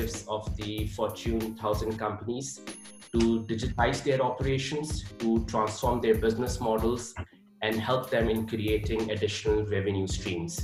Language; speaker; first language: English; non-native, local second language; Urdu